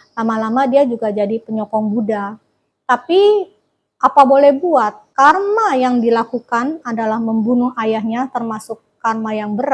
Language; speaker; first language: Indonesian; native; Indonesian